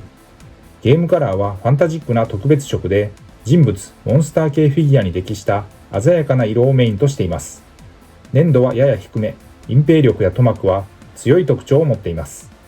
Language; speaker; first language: Japanese; native; Japanese